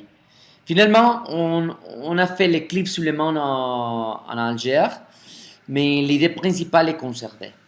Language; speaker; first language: French; non-native, fluent; Spanish